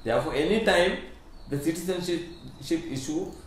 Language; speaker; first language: English; non-native, local second language; Sinhala